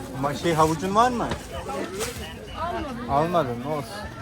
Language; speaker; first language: Turkish; non-native, learner; Polish